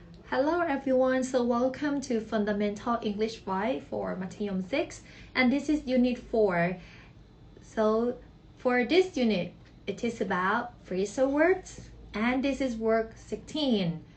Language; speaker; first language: English; non-native, fluent; Thai